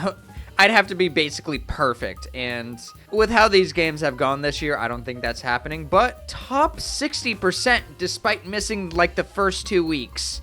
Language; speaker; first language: English; native; English